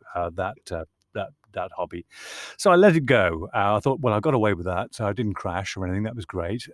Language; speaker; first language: English; native; English